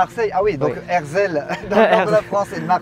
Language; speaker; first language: French; native; French